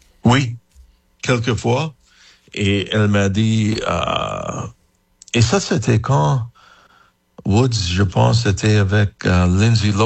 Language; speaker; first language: French; non-native, learner; English